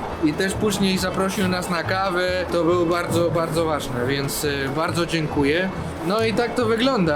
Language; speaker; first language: Polish; non-native, learner; Spanish